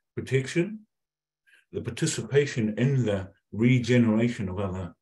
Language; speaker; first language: English; native; English